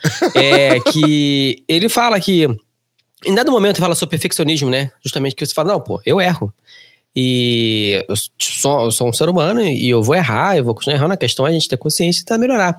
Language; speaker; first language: Portuguese; native; Portuguese